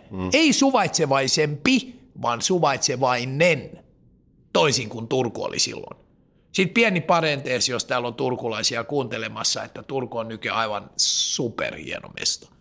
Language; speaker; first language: Finnish; non-native, local second language; Swedish